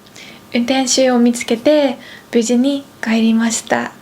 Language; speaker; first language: Japanese; non-native, fluent; Dutch